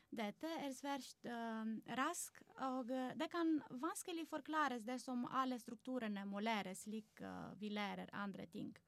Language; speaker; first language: Norwegian; non-native, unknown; Romanian